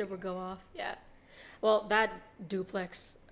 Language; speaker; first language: English; native; English